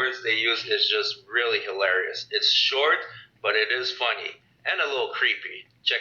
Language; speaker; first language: English; native; English